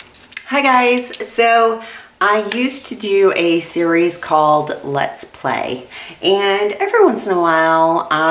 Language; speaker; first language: English; native; English